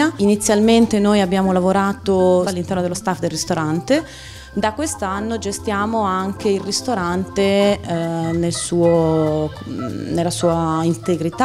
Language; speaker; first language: Italian; native; Italian